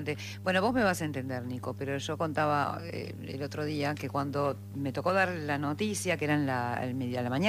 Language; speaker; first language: Spanish; native; Spanish